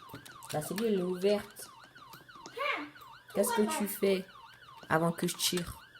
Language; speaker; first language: French; native; French